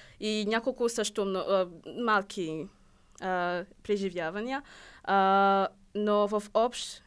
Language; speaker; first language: Bulgarian; non-native, learner; Rundi